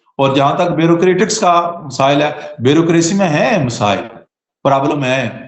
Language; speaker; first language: Urdu; non-native, local second language; Pahari-Potwari